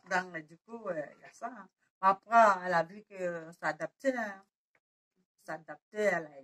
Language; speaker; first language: French; non-native, learner; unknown